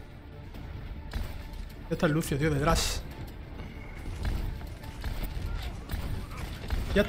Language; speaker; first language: Spanish; native; Spanish